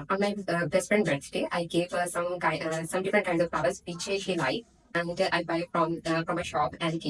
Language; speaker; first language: English; non-native, learner; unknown